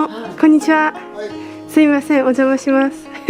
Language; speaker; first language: Japanese; non-native, learner; Slovak